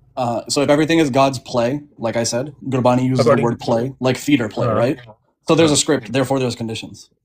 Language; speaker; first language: English; early bilingual, heritage; Punjabi